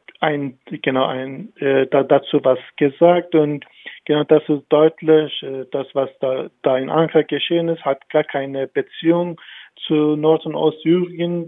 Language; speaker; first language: German; non-native, fluent; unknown